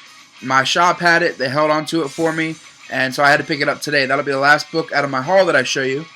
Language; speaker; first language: English; native; English